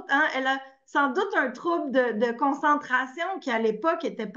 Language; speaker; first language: French; native; French